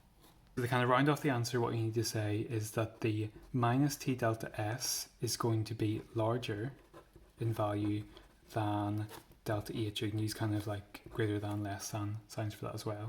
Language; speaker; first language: English; native; English